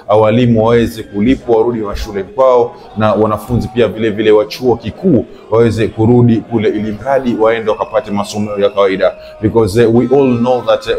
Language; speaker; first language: Swahili; native; Swahili